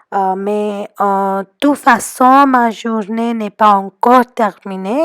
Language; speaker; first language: French; non-native, fluent; Hindi